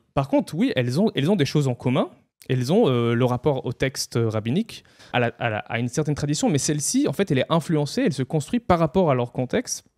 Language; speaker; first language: French; non-native, fluent; Hebrew